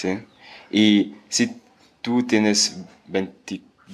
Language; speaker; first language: Spanish; non-native, fluent; French